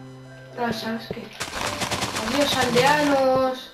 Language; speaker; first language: Spanish; native; Spanish